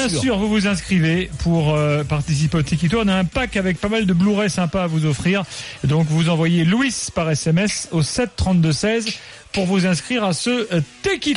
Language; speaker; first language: French; native; French